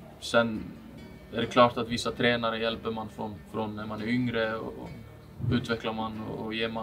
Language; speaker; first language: Swedish; non-native, fluent; Icelandic